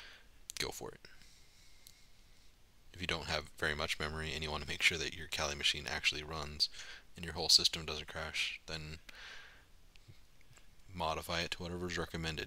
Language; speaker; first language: English; native; English